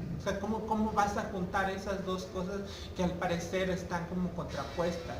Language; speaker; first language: Spanish; non-native, local second language; Nahuatl languages